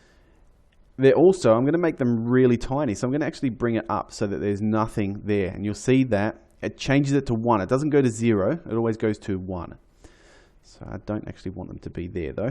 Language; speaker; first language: English; native; English